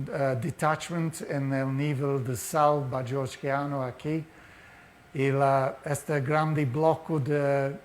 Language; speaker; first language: Spanish; non-native, fluent; Portuguese